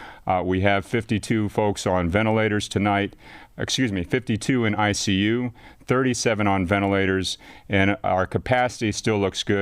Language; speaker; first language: English; native; English